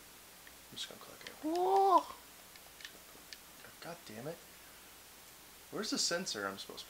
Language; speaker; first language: English; native; English